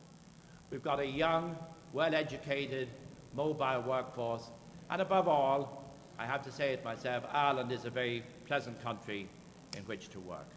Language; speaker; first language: English; native; English